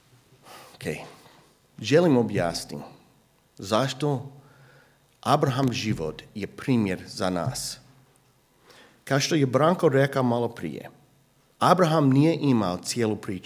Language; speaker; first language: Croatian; non-native, fluent; English